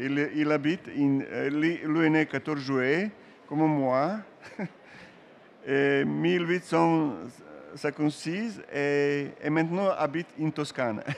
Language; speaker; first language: French; non-native, learner; Serbian